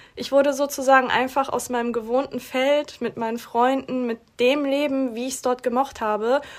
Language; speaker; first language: German; early bilingual, other home language; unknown